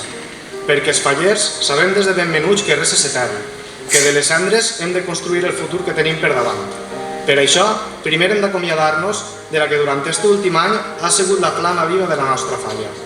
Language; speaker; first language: Catalan; native; Catalan